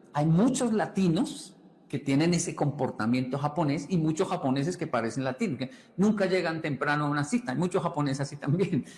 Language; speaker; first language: Spanish; native; Spanish